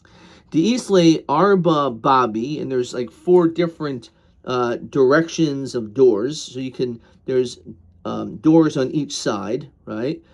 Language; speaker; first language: English; native; English